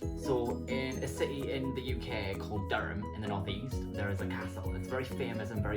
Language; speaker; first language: English; native; English